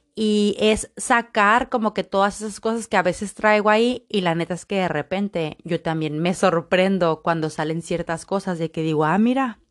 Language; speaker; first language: Spanish; native; Spanish